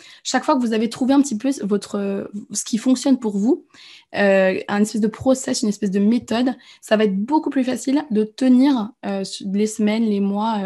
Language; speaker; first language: French; native; French